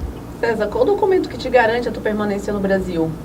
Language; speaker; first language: Portuguese; native; Portuguese